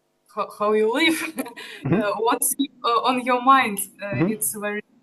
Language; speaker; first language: English; non-native, learner; Russian